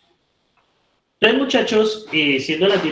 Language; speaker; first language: Spanish; native; Spanish